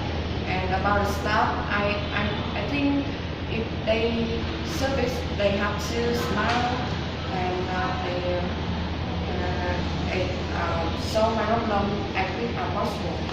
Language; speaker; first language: English; non-native, learner; Vietnamese